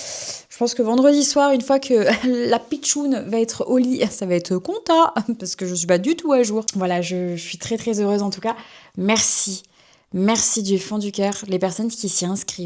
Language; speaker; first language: French; native; French